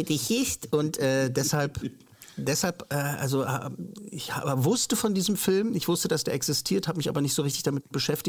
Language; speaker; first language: German; native; German